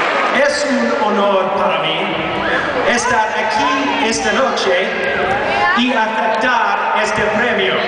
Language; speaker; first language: Spanish; non-native, learner; English